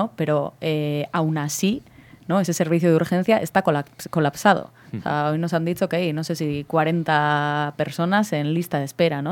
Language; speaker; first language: Spanish; native; Spanish